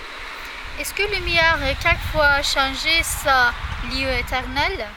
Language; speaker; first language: French; non-native, learner; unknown